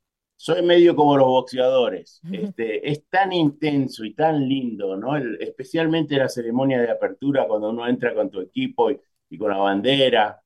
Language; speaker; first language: Spanish; native; Spanish